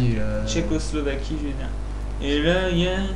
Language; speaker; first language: French; native; French